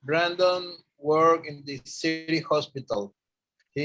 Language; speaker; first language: English; non-native, learner; Spanish